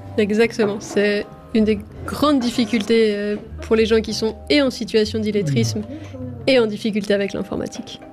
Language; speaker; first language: French; native; French